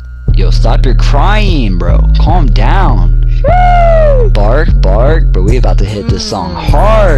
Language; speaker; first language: English; native; English